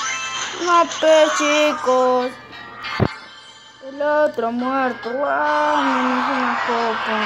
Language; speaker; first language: Spanish; native; Spanish